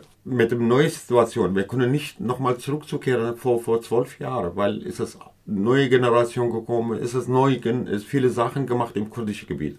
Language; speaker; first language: German; non-native, fluent; Kurdish